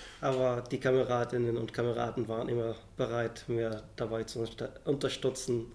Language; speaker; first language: German; non-native, fluent; Arabic